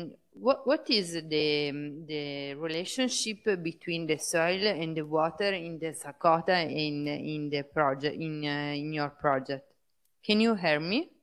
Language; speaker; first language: English; non-native, fluent; Italian